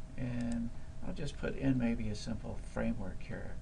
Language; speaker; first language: English; native; English